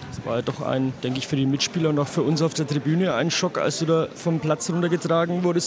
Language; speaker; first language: German; native; German